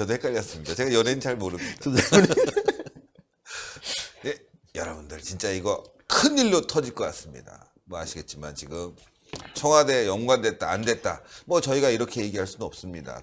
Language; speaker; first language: Korean; native; Korean